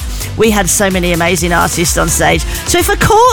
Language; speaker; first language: English; native; English